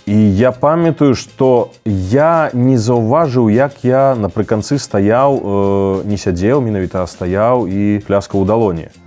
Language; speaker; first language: Belarusian; non-native, local second language; Russian